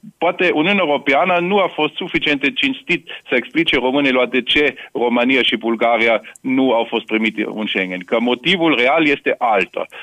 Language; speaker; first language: Romanian; non-native, fluent; German